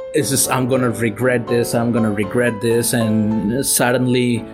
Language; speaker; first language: English; non-native, local second language; Tamil